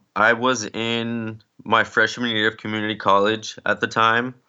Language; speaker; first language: English; early bilingual, other home language; Spanish